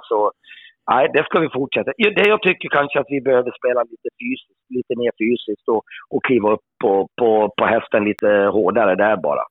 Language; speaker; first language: Swedish; native; Swedish